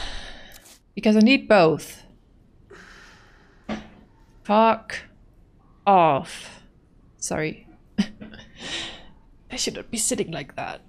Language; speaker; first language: English; native; English